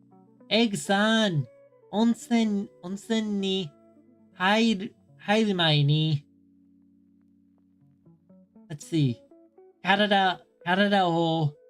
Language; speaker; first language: Japanese; non-native, learner; English